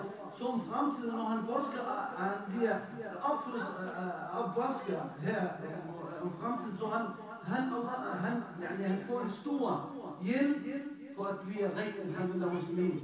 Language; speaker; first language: Danish; non-native, fluent; Arabic